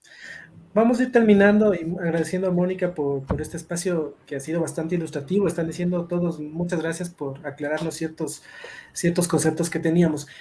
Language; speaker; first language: Spanish; native; Spanish